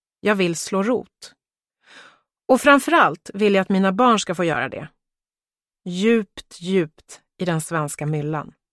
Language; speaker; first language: Swedish; early bilingual, other home language; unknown